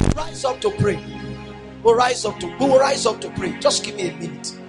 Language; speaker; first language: English; non-native, local second language; Yoruba